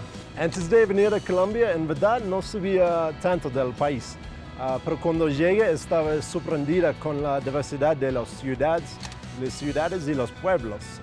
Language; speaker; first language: Spanish; non-native, fluent; English